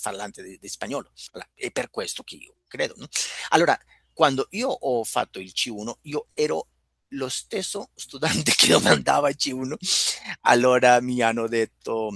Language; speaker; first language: Italian; non-native, fluent; Spanish